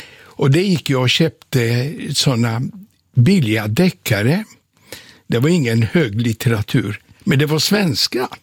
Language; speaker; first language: Swedish; non-native, fluent; Polish